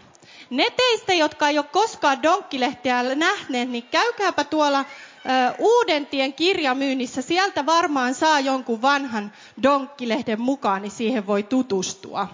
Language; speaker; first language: Finnish; native; Finnish